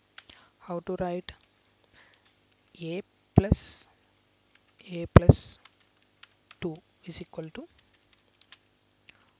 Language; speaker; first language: English; non-native, local second language; Telugu